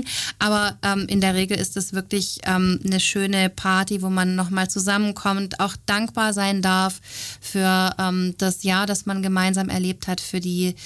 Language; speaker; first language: German; native; German